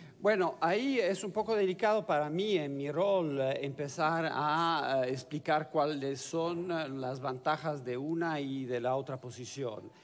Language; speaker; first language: Spanish; non-native, fluent; Italian